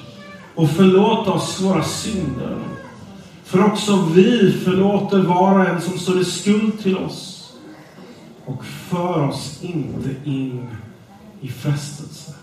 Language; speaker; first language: Swedish; non-native, fluent; English